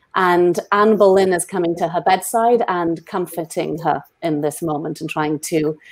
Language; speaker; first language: English; native; English